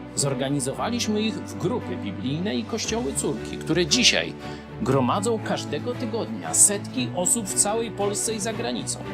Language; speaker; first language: Polish; native; Polish